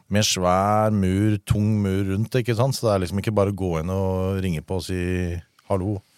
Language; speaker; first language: Norwegian; native; Norwegian